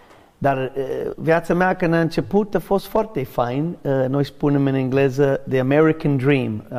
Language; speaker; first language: Romanian; non-native, learner; English